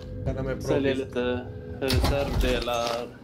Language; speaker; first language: Swedish; native; Swedish